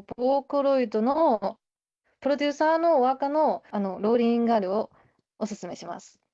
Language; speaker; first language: Japanese; non-native, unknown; Chinese